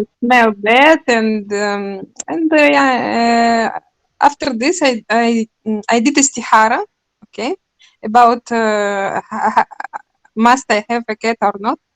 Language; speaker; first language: English; non-native, learner; Russian